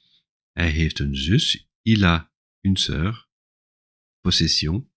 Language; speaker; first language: Dutch; non-native, fluent; French